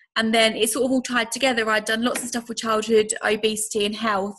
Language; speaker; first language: English; native; English